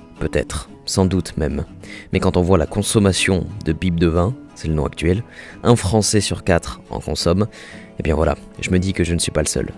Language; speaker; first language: French; native; French